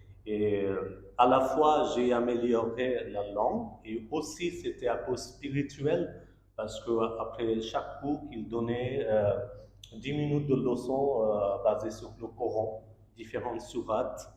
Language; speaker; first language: French; non-native, learner; Bangla